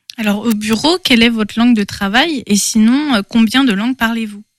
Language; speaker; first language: French; native; French